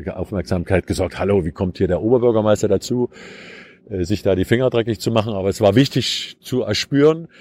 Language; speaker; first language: German; native; German